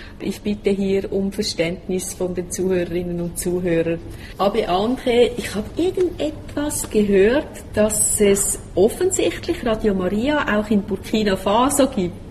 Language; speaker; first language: German; native; German